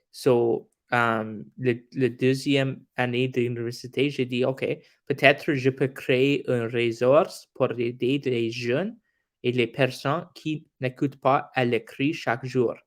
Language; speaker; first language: French; non-native, local second language; English